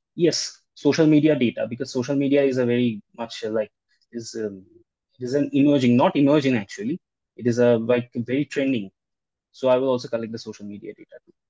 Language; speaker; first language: English; non-native, local second language; Bangla